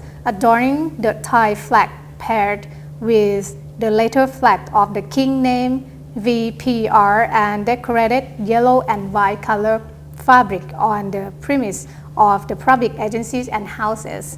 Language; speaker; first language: English; non-native, fluent; Thai